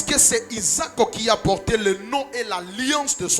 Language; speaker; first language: French; non-native, local second language; Lingala